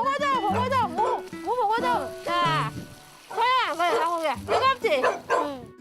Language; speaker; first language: Korean; non-native, learner; Vietnamese